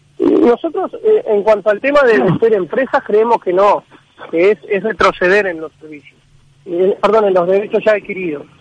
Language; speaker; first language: Spanish; native; Spanish